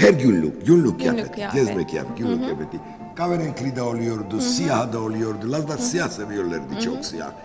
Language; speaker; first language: Turkish; non-native, learner; Georgian